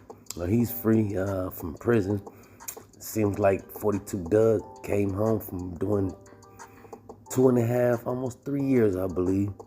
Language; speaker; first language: English; native; English